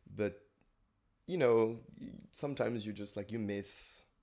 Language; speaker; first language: English; non-native, fluent; French